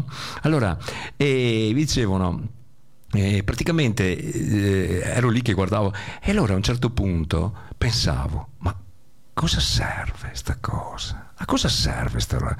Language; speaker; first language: Italian; native; Italian